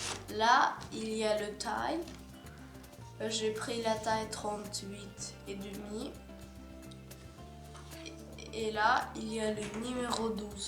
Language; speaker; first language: French; non-native, learner; Ukrainian